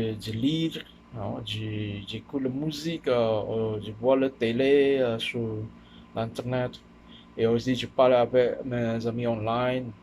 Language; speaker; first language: French; non-native, learner; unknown